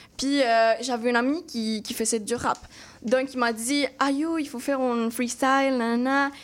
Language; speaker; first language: French; non-native, fluent; Spanish